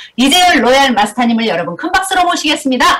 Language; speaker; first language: Korean; native; Korean